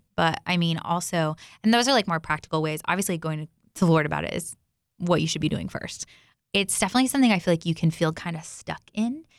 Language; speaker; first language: English; native; English